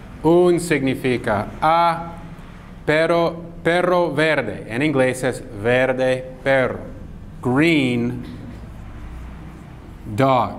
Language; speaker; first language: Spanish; non-native, fluent; English